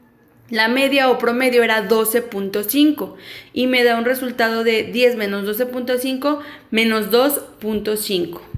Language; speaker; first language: Spanish; native; Spanish